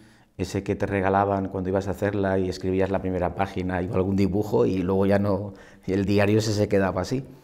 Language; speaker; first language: Spanish; native; Spanish